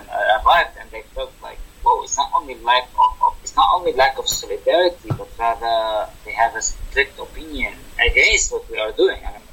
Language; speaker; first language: English; non-native, fluent; Arabic